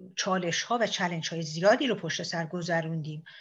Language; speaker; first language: Persian; native; Persian